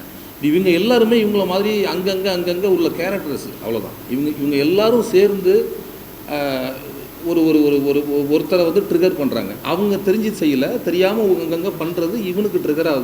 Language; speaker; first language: Tamil; native; Tamil